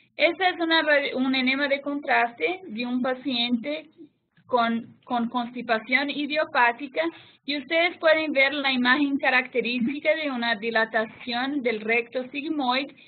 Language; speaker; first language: Spanish; non-native, fluent; Portuguese